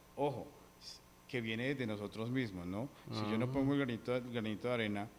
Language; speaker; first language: Spanish; native; Spanish